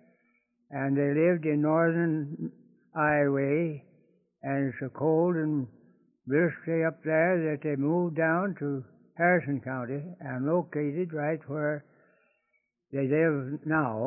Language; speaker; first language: English; native; English